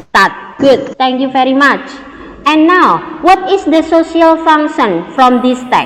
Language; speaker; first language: English; non-native, learner; Indonesian